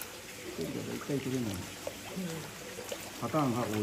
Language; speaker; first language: Japanese; native; Japanese